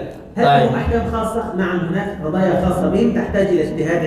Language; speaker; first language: Arabic; native; Arabic